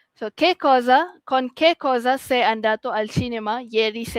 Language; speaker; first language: Italian; non-native, fluent; Malay